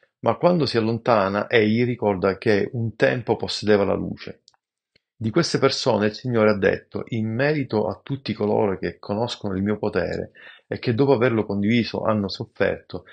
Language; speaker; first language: Italian; native; Italian